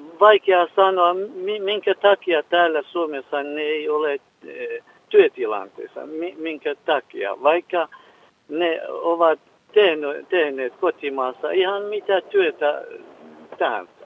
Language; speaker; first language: Finnish; non-native, learner; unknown